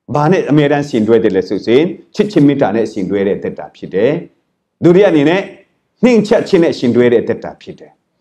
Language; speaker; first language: Burmese; non-native, local second language; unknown